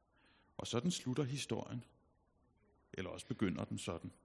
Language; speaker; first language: Danish; native; Danish